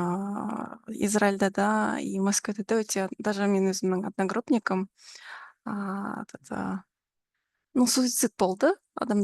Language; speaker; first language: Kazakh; non-native, local second language; Russian